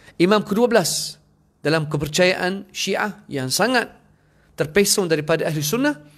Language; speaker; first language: Malay; non-native, fluent; Arabic